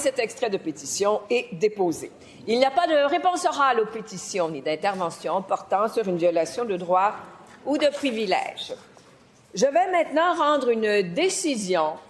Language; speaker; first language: French; native; French